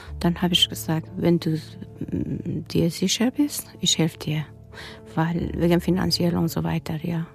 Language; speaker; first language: German; non-native, learner; Persian